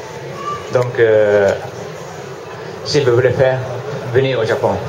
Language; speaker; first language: French; non-native, learner; Japanese